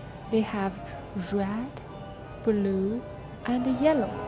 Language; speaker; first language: English; non-native, learner; Chinese